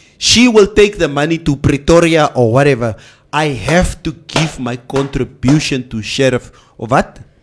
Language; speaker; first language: English; non-native, local second language; Afrikaans